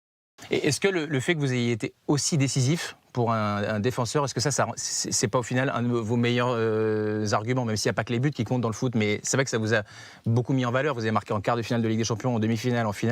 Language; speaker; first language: French; native; French